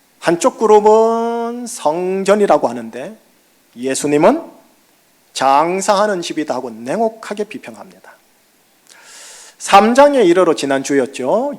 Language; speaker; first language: Korean; native; Korean